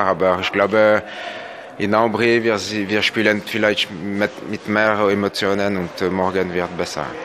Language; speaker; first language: German; non-native, local second language; French